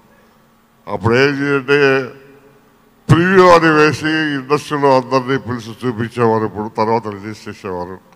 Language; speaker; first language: Telugu; native; Telugu